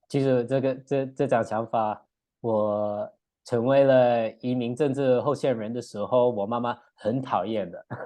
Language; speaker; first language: Chinese; early bilingual, heritage; English